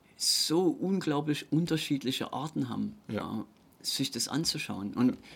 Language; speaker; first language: German; native; German